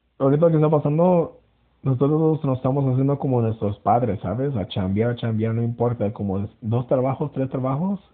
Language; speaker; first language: Spanish; early bilingual, heritage; Spanish